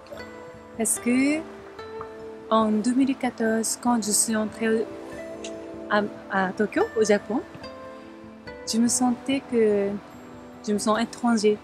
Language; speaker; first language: French; non-native, learner; Japanese